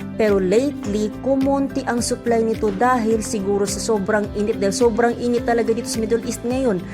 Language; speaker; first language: Filipino; non-native, local second language; Cebuano